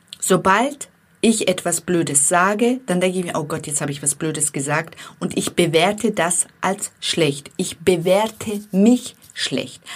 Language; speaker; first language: German; non-native, fluent; Turkish